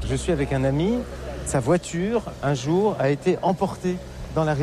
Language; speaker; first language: French; native; French